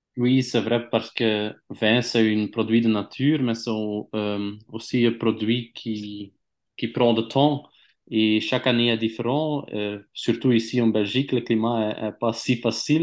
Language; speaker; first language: French; non-native, local second language; Dutch